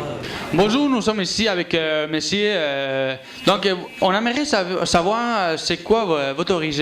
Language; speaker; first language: French; non-native, fluent; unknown